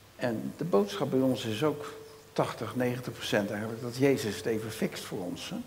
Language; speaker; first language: Dutch; native; Dutch